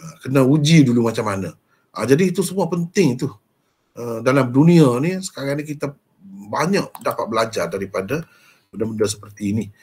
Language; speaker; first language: Malay; native; Malay